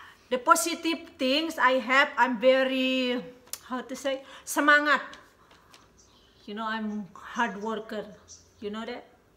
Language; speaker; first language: English; non-native, learner; Sundanese